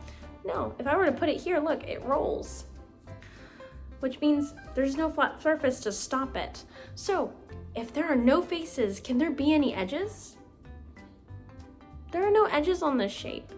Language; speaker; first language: English; native; English